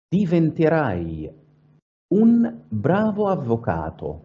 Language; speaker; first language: Italian; non-native, fluent; Arabic